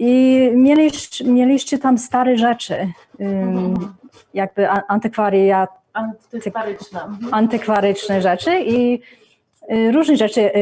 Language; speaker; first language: Polish; non-native, learner; English